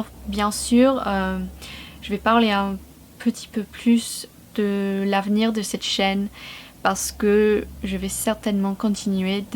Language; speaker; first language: French; non-native, fluent; English